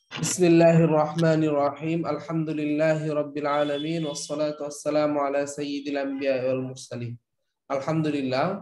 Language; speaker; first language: Arabic; non-native, fluent; Bangla